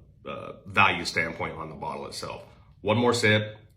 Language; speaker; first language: English; native; English